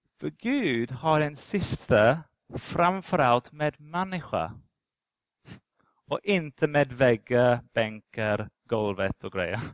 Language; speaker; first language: Swedish; non-native, fluent; English